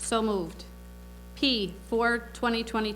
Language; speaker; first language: English; native; English